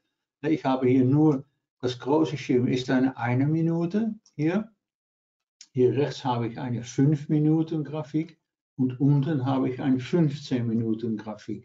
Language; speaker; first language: German; non-native, learner; Dutch